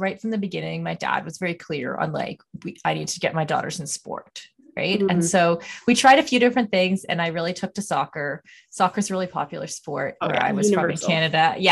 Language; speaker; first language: English; native; English